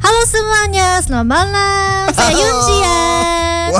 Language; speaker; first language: Indonesian; non-native, learner; Korean